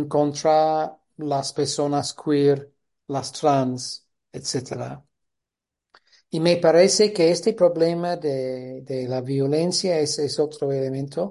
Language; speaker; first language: Spanish; non-native, fluent; English